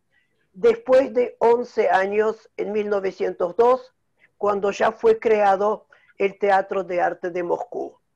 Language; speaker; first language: Spanish; non-native, fluent; Russian